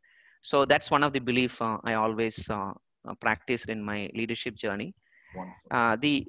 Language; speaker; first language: English; non-native, local second language; Malayalam